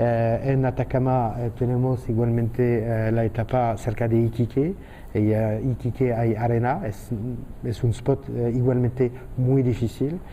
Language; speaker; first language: Spanish; non-native, fluent; French